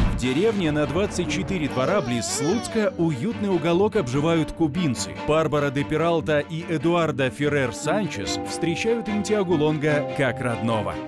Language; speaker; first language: Russian; native; Russian